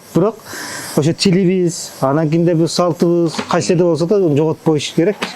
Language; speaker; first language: Kyrgyz; early bilingual, heritage; Kyrgyz